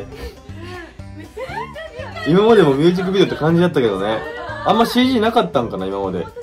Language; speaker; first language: Japanese; native; Japanese